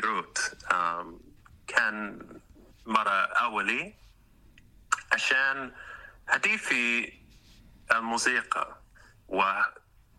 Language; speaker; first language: Arabic; non-native, learner; English